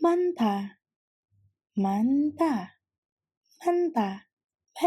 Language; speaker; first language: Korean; non-native, fluent; Indonesian